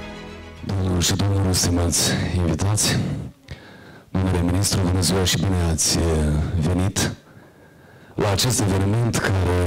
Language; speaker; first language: Romanian; native; Romanian